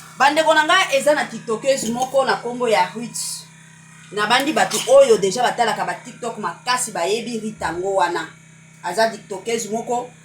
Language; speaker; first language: Lingala; native; Lingala